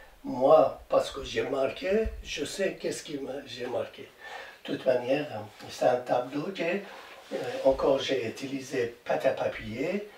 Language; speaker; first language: French; non-native, learner; Persian